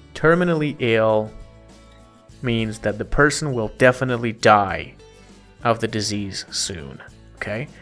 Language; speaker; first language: English; non-native, fluent; Persian